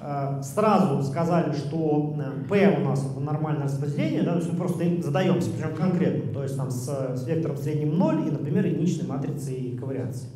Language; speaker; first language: Russian; native; Russian